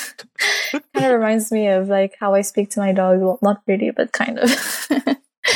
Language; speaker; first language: English; non-native, fluent; French